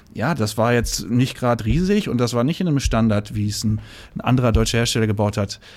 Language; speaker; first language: German; native; German